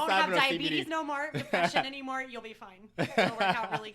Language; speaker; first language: English; native; English